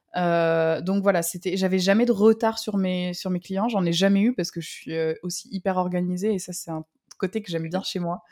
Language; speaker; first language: French; native; French